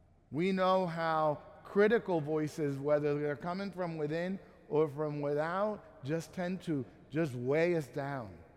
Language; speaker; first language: English; native; English